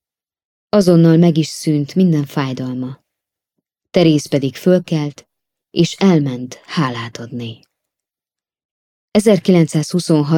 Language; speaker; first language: Hungarian; native; Hungarian